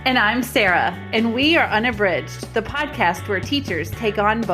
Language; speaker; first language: English; native; English